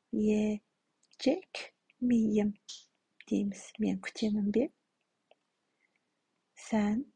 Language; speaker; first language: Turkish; non-native, fluent; Kazakh